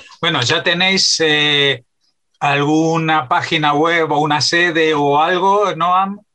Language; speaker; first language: Spanish; native; Spanish